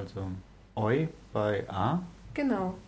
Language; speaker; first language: German; non-native, fluent; Russian